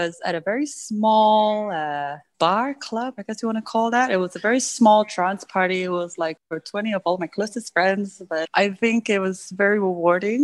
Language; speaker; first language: English; native; English